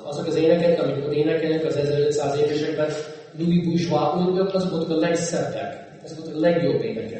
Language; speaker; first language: Hungarian; non-native, fluent; English